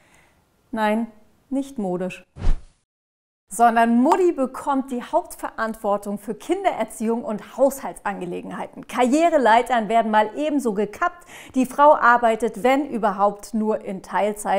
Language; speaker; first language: German; native; German